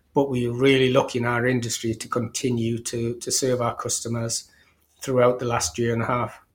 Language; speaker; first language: English; native; English